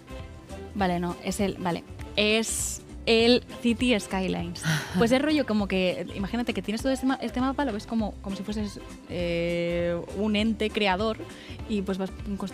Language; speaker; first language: Spanish; native; Spanish